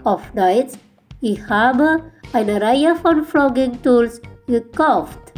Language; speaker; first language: German; non-native, fluent; Indonesian